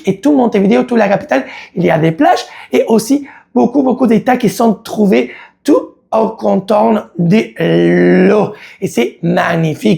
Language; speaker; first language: French; non-native, learner; Spanish